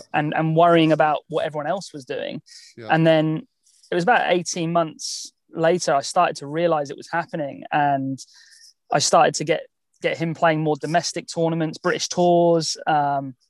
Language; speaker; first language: English; native; English